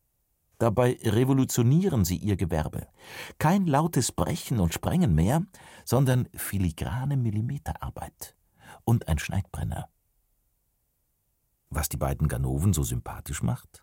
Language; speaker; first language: German; native; German